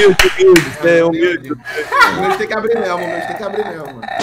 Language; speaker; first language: Portuguese; native; Portuguese